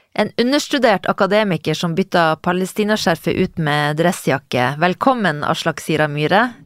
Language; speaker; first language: Norwegian; native; Norwegian